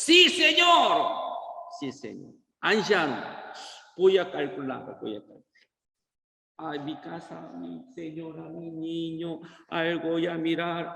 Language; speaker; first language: Spanish; non-native, learner; Korean